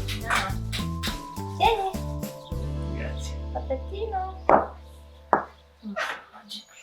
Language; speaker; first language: Italian; non-native, fluent; Ukrainian